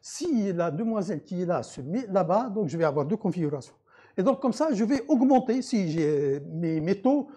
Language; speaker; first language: French; non-native, local second language; Arabic